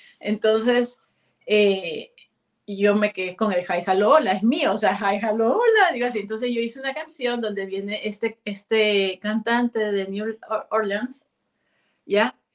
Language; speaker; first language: Spanish; native; Spanish